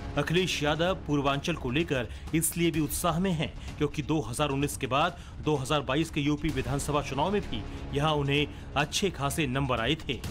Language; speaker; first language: Hindi; native; Hindi